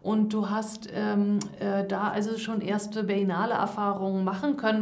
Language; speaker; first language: German; native; German